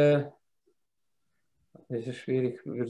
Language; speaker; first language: German; non-native, fluent; Russian